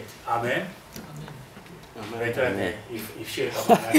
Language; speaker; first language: Swedish; non-native, fluent; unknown